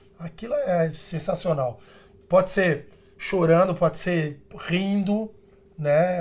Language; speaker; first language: Portuguese; early bilingual, other home language; Spanish